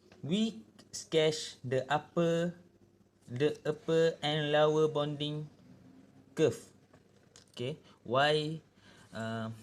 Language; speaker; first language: English; non-native, local second language; Malay